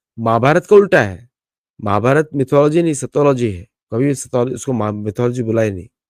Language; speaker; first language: Hindi; native; Hindi